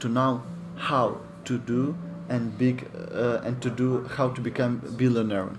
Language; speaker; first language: English; non-native, learner; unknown